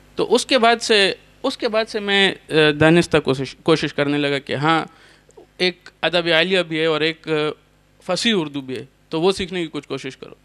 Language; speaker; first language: Urdu; non-native, local second language; Northern Hindko